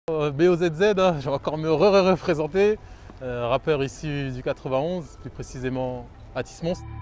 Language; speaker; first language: French; native; French